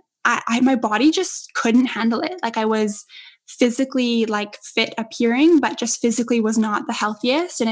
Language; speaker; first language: English; native; English